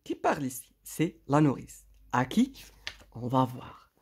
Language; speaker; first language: French; non-native, local second language; Arabic